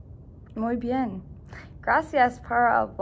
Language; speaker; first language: Spanish; non-native, learner; English